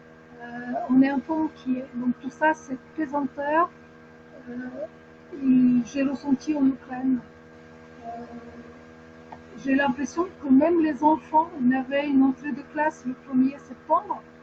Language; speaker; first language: French; non-native, fluent; Ukrainian